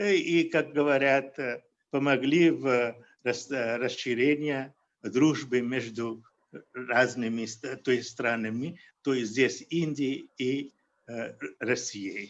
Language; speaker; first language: Russian; non-native, fluent; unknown